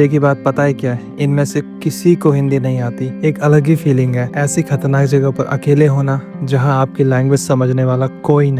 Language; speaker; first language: Hindi; native; Hindi